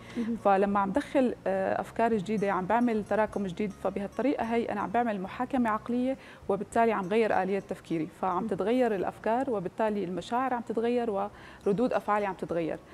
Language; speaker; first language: Arabic; native; Arabic